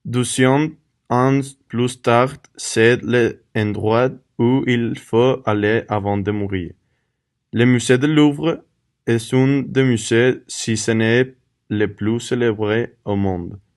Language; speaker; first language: French; non-native, learner; Spanish